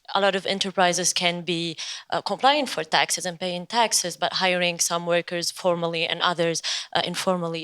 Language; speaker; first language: English; non-native, fluent; Spanish